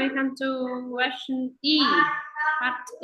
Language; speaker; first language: English; non-native, fluent; Vietnamese